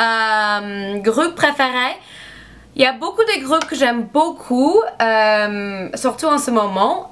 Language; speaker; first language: French; non-native, learner; English